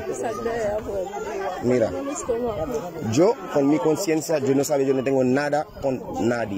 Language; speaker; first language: Spanish; non-native, learner; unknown